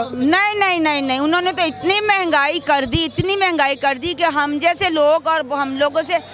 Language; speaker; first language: Urdu; native; Urdu